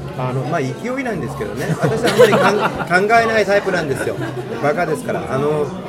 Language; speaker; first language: Japanese; non-native, fluent; Korean